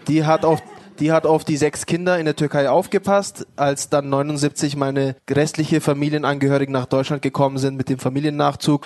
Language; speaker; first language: German; native; German